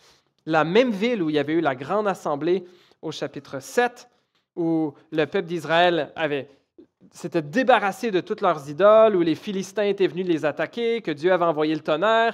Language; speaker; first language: French; native; French